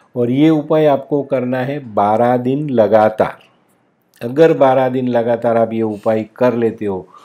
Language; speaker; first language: Hindi; non-native, local second language; Gujarati